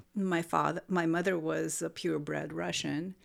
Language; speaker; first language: English; non-native, fluent; Russian